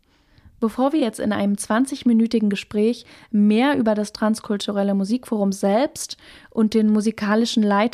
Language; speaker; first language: German; native; German